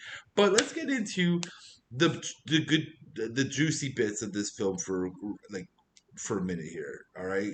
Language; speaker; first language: English; native; English